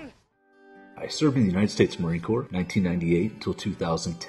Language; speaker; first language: English; native; English